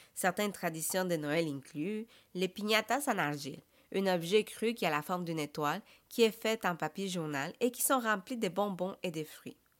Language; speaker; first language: French; non-native, fluent; Spanish